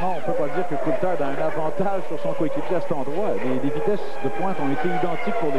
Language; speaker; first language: French; native; French